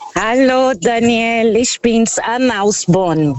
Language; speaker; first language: German; non-native, fluent; Portuguese